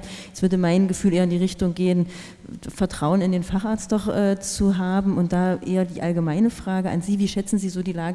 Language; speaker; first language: German; native; German